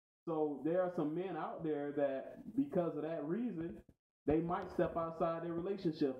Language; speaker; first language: English; native; English